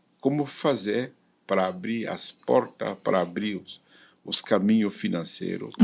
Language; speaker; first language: Portuguese; non-native, fluent; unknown